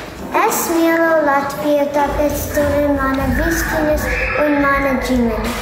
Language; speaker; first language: Latvian; early bilingual, heritage; Latvian